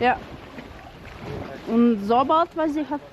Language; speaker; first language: German; non-native, learner; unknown